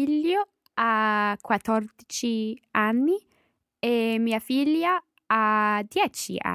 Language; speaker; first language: Italian; non-native, learner; English